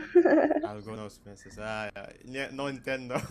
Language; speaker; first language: Spanish; non-native, learner; Indonesian